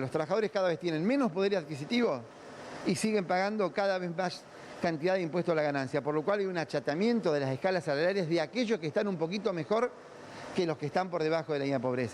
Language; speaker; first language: Spanish; native; Spanish